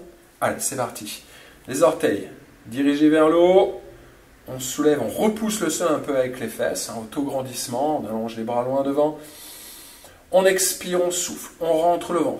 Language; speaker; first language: French; native; French